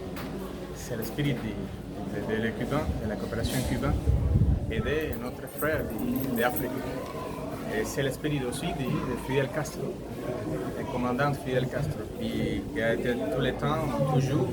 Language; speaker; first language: French; non-native, learner; Spanish